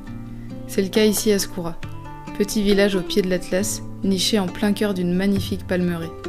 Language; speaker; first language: French; native; French